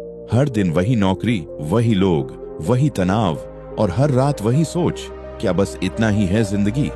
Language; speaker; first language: Hindi; native; Hindi